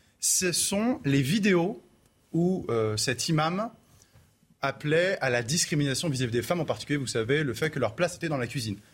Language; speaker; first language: French; native; French